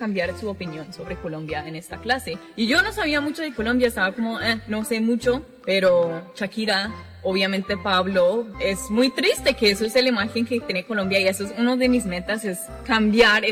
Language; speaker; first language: Spanish; non-native, fluent; English